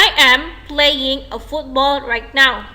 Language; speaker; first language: English; non-native, fluent; Indonesian